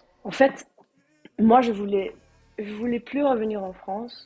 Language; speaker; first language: French; non-native, learner; Dutch